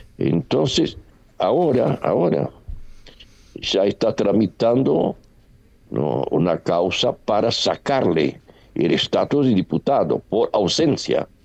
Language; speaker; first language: Spanish; non-native, fluent; Portuguese